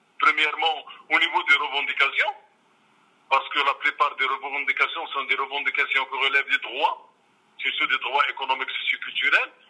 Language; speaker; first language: French; non-native, local second language; Arabic